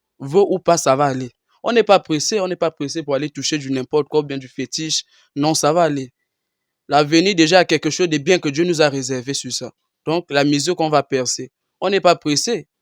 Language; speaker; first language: French; non-native, local second language; Lingala